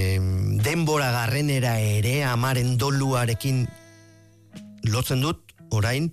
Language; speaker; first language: Basque; native; Basque